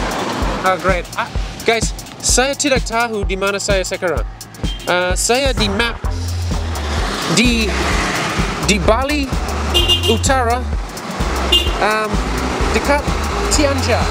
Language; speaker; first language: Indonesian; non-native, learner; English